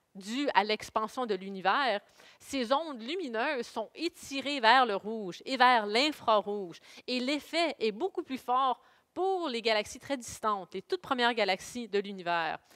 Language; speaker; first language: French; native; French